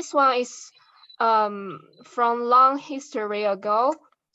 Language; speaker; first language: English; non-native, learner; Chinese